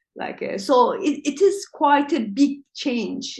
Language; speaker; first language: English; non-native, fluent; Turkish